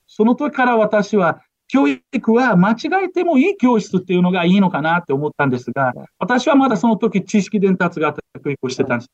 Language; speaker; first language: Japanese; non-native, fluent; Portuguese